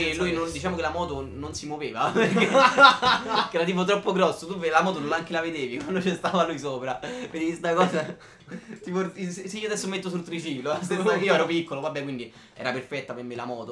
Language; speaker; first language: Italian; native; Italian